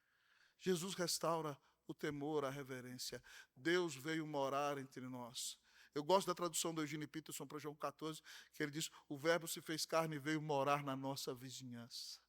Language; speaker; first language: Portuguese; native; Portuguese